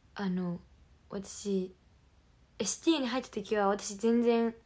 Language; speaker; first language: Japanese; native; Japanese